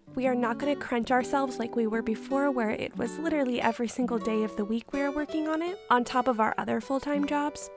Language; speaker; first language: English; native; English